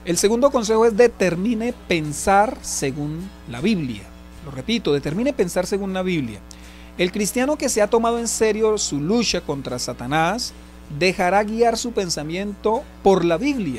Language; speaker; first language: Spanish; native; Spanish